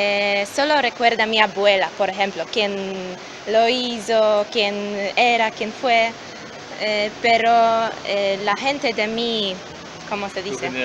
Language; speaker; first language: Spanish; non-native, learner; Polish